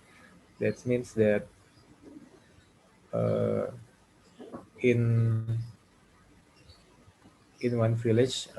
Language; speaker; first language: English; non-native, local second language; Indonesian